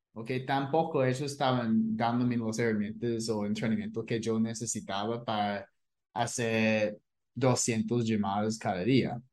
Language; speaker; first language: Spanish; non-native, fluent; English